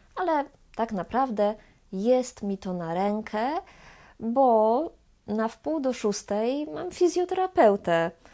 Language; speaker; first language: Polish; native; Polish